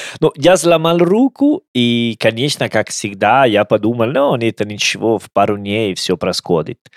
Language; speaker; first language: Russian; non-native, learner; Italian